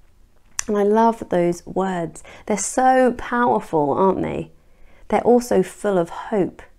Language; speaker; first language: English; native; English